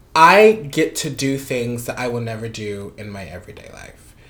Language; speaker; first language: English; non-native, fluent; Spanish